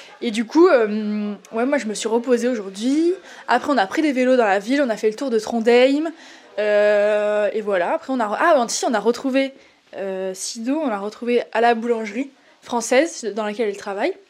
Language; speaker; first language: French; native; French